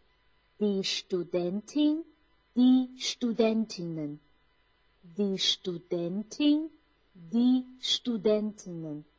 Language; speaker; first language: German; non-native, fluent; Chinese